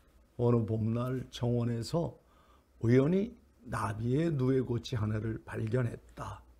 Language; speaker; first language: Korean; native; Korean